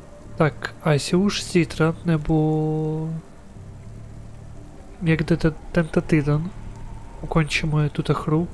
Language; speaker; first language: Czech; non-native, learner; Ukrainian